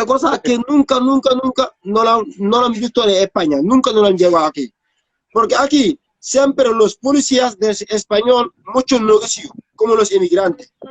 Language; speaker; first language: Spanish; non-native, learner; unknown